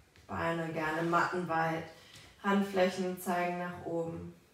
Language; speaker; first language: German; native; German